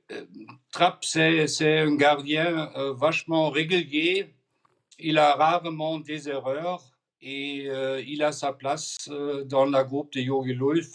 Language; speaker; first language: French; non-native, fluent; German